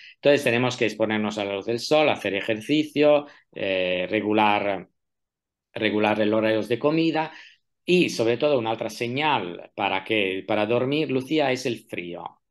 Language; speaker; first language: Spanish; non-native, fluent; Italian